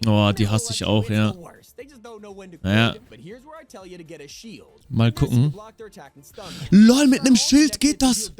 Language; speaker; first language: German; native; German